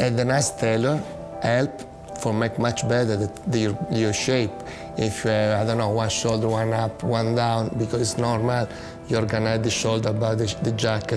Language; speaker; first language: English; non-native, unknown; Italian